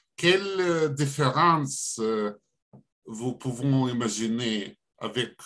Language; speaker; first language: French; non-native, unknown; Russian